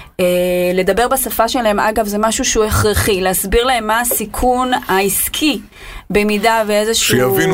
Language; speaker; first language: Hebrew; native; Hebrew